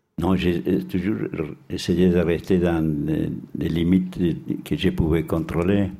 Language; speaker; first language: French; non-native, fluent; Spanish